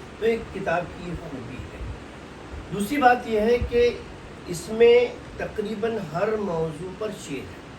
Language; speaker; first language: Urdu; native; Urdu